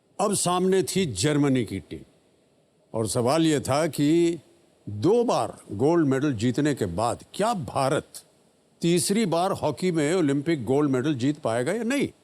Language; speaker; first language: Hindi; native; Hindi